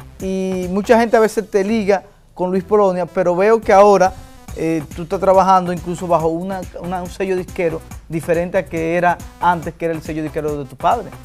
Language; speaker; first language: Spanish; native; Spanish